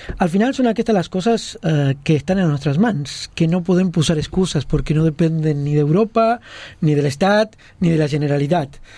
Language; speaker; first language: Catalan; non-native, local second language; Spanish